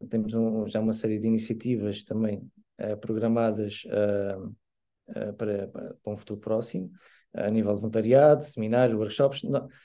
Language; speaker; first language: Portuguese; native; Portuguese